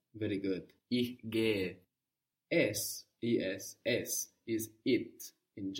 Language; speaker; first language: German; non-native, fluent; English